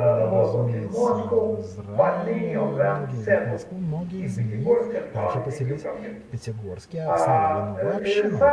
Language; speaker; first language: Russian; non-native, local second language; Azerbaijani